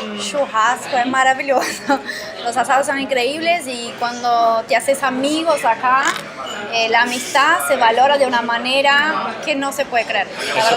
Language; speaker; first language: Spanish; non-native, fluent; Portuguese